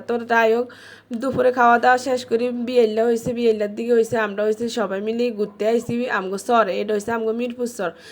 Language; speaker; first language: Bangla; native; Bangla